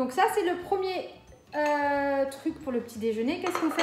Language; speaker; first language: French; native; French